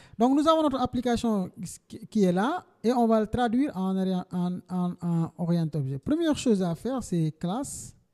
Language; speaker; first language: French; non-native, local second language; Wolof